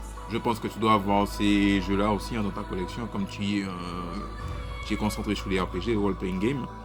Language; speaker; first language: French; native; French